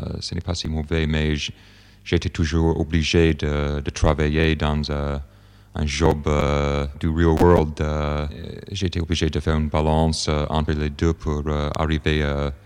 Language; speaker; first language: French; non-native, fluent; English